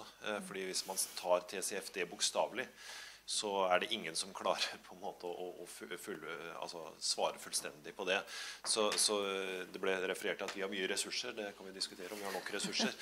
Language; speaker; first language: Norwegian; native; Norwegian